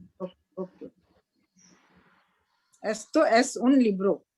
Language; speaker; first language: Spanish; non-native, learner; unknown